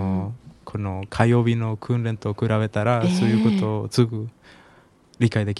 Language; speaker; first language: Japanese; non-native, learner; Spanish